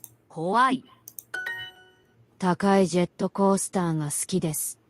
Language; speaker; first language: Japanese; non-native, learner; English